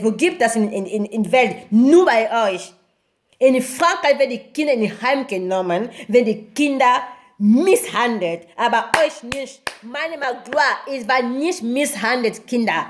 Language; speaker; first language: German; non-native, learner; Lingala